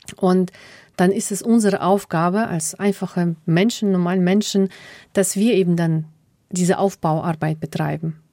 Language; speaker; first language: German; early bilingual, other home language; Russian